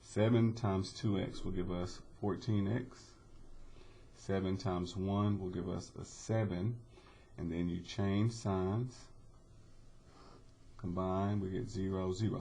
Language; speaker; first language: English; native; English